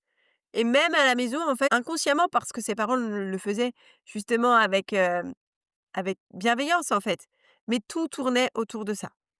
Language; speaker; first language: French; native; French